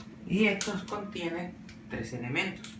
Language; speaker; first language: Spanish; native; Spanish